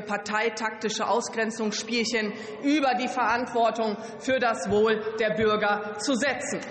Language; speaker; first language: German; native; German